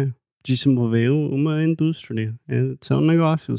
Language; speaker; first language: Portuguese; non-native, fluent; English